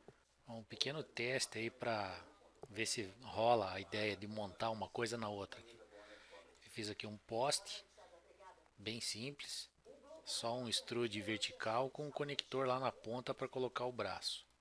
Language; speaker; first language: Portuguese; native; Portuguese